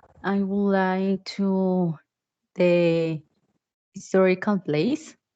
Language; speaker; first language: English; non-native, learner; Spanish